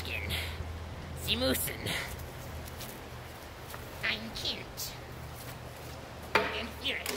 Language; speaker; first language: German; non-native, learner; English